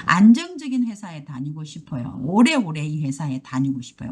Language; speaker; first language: Korean; native; Korean